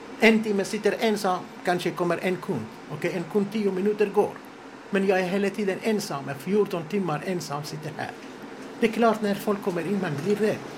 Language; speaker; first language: Swedish; non-native, fluent; Persian